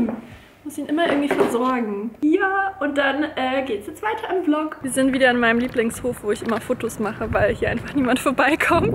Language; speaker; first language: German; native; German